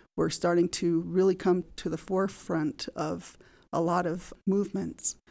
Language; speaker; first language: English; native; English